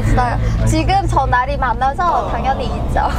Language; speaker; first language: Korean; non-native, learner; Vietnamese